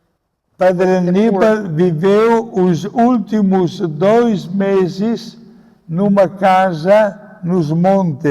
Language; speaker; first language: Portuguese; non-native, fluent; Italian